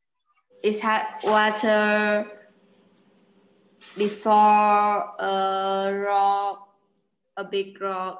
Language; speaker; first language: English; non-native, learner; Vietnamese